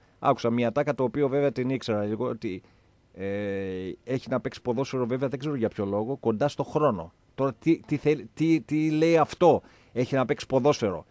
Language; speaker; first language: Greek; native; Greek